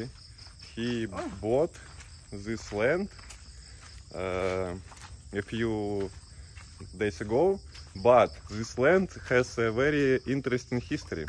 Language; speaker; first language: English; non-native, learner; Russian